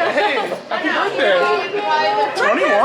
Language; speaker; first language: English; native; English